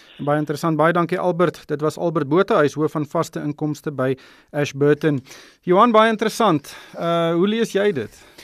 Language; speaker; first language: Afrikaans; native; Afrikaans